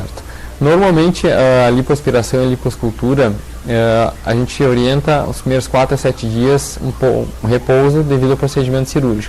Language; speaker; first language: Portuguese; native; Portuguese